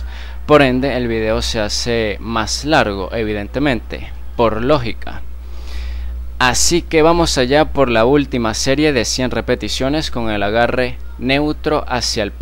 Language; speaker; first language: Spanish; native; Spanish